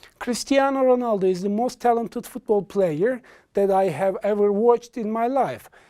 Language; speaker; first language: English; non-native, fluent; Turkish